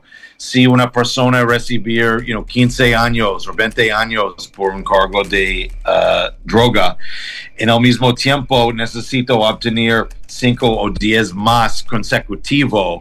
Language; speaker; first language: Spanish; non-native, learner; English